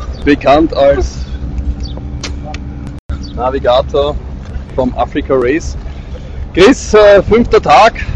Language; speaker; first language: German; native; German